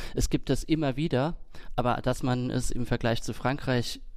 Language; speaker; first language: German; native; German